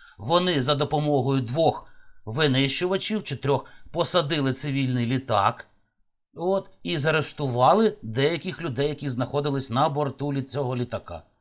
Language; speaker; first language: Ukrainian; native; Ukrainian